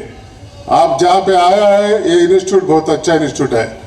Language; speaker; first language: Hindi; non-native, local second language; Telugu